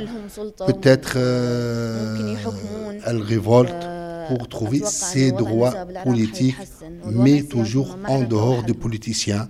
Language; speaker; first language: French; non-native, learner; Arabic